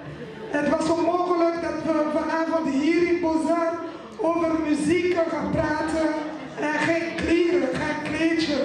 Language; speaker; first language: Dutch; non-native, local second language; French